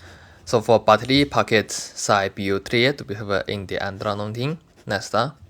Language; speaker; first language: Swedish; non-native, learner; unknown